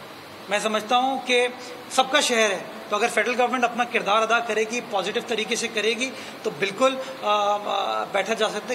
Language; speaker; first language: Urdu; native; Urdu